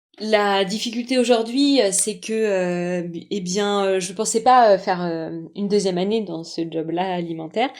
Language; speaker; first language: French; native; French